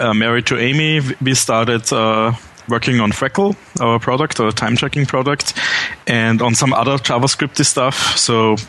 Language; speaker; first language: English; non-native, fluent; German